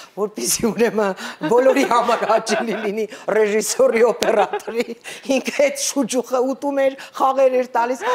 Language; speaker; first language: Armenian; native; Armenian